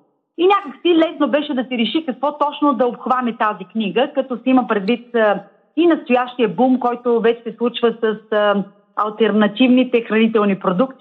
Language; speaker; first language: Bulgarian; native; Bulgarian